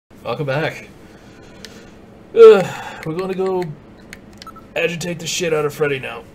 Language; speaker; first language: English; native; English